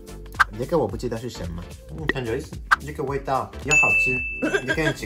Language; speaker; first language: Chinese; non-native, learner; English